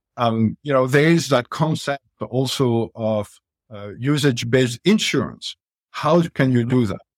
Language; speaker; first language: English; non-native, fluent; French